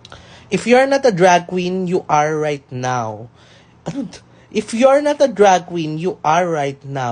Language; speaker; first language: English; non-native, local second language; Filipino